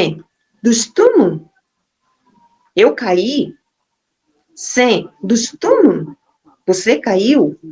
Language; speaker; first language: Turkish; non-native, learner; Portuguese